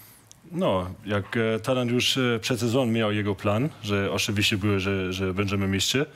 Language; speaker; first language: Polish; non-native, learner; German